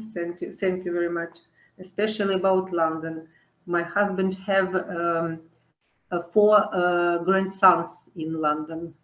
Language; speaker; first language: English; non-native, learner; Ukrainian